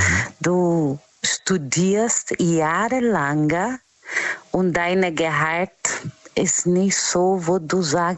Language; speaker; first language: German; non-native, fluent; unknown